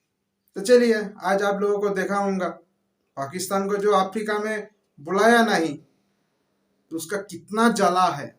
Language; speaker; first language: Hindi; non-native, local second language; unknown